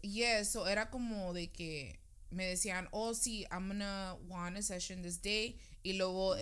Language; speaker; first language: Spanish; early bilingual, heritage; Spanish